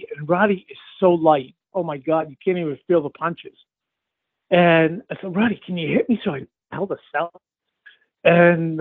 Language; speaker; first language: English; native; English